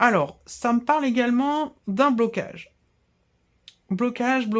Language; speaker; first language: French; native; French